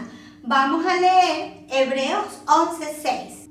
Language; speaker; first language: Spanish; native; Spanish